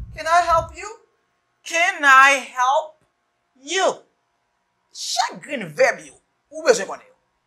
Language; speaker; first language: English; non-native, fluent; Haitian Creole